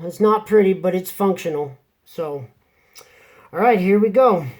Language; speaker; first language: English; native; English